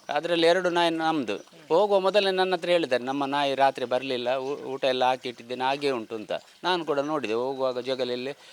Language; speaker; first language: Kannada; native; Kannada